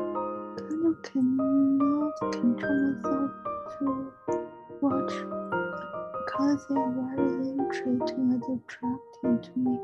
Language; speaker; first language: English; non-native, learner; Chinese